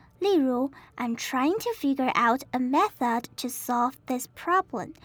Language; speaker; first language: English; non-native, fluent; Chinese